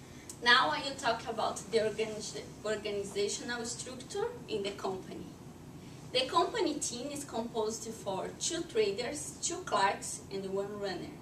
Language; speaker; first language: English; non-native, learner; Portuguese